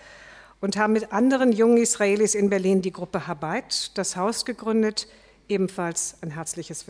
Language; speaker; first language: German; native; German